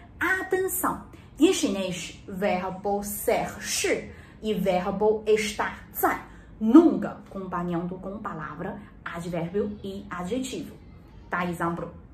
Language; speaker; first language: Portuguese; non-native, learner; Chinese